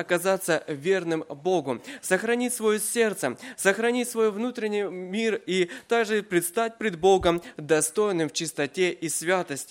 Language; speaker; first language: Russian; native; Russian